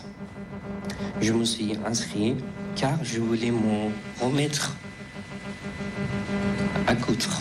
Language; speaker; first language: French; non-native, fluent; Persian